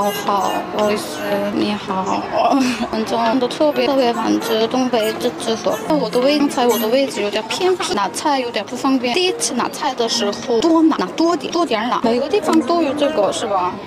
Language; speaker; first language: Chinese; non-native, learner; Korean